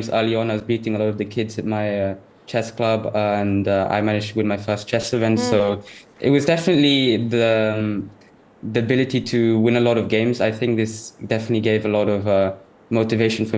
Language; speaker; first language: English; native; English